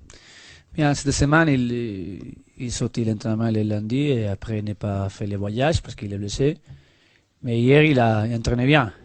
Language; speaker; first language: French; non-native, learner; Spanish